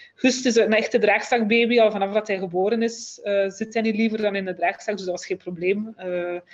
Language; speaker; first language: Dutch; native; Dutch